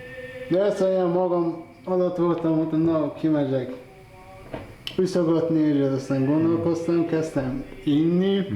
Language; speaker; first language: Hungarian; non-native, fluent; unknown